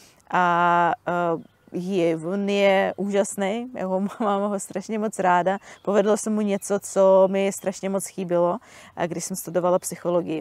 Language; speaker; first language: Czech; non-native, fluent; Russian